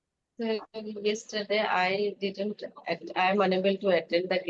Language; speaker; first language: English; non-native, learner; Hindi